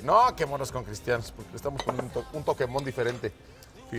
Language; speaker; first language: Spanish; native; Spanish